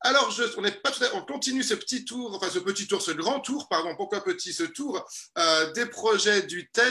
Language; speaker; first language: French; native; French